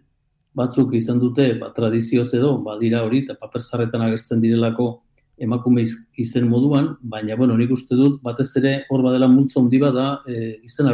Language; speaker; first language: Basque; native; Basque